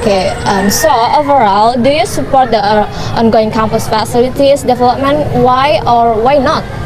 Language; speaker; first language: English; non-native, learner; Indonesian